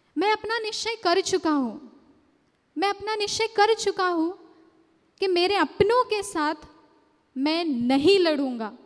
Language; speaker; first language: Hindi; non-native, local second language; Marathi